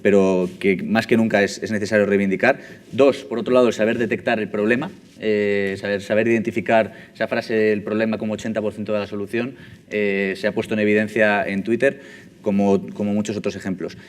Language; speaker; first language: Spanish; native; Spanish